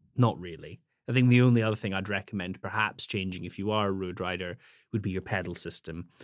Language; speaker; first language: English; native; English